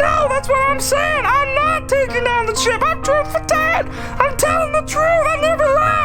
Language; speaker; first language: English; native; English